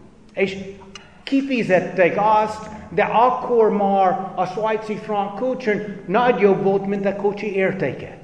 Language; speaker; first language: Hungarian; non-native, fluent; English